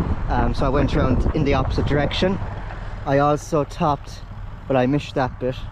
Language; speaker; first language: English; native; English